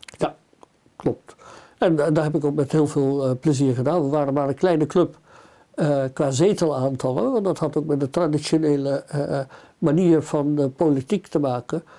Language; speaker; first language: Dutch; native; Dutch